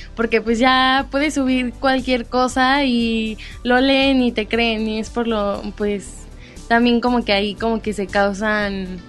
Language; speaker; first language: Spanish; native; Spanish